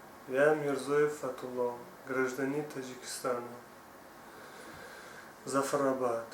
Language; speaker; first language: Russian; non-native, learner; Tajik